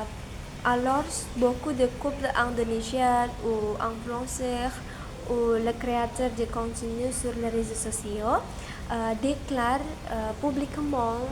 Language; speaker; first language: French; non-native, learner; Indonesian